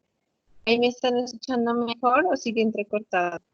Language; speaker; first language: Spanish; native; Spanish